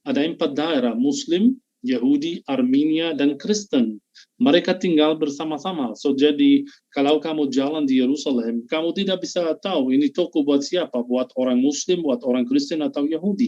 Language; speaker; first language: Indonesian; non-native, fluent; Arabic